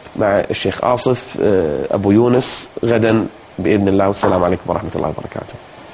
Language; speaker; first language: Arabic; native; Arabic